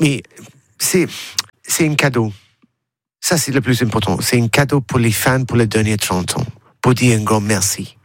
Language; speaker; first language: French; non-native, learner; English